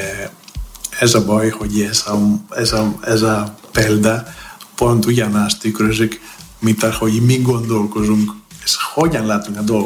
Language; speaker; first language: Hungarian; non-native, fluent; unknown